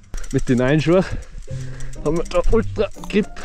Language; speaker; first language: German; native; German